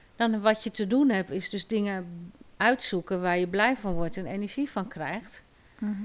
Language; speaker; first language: Dutch; native; Dutch